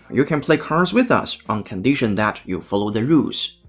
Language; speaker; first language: English; non-native, fluent; Chinese